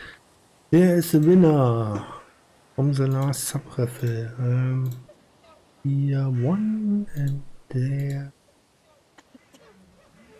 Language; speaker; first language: English; non-native, learner; German